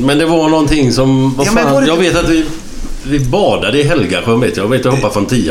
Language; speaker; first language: Swedish; native; Swedish